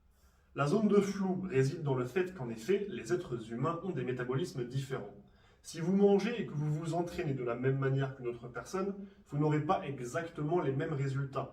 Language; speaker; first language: French; native; French